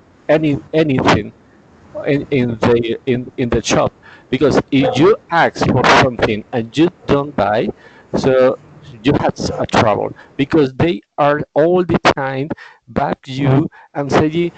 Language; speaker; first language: English; non-native, learner; Spanish